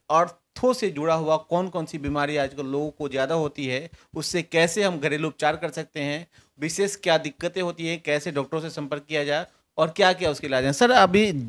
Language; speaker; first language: Hindi; native; Hindi